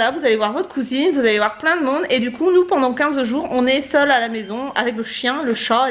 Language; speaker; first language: French; native; French